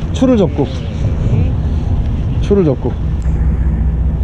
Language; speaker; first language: Korean; native; Korean